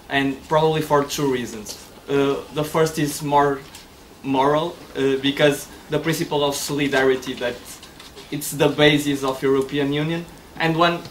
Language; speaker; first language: English; non-native, learner; Portuguese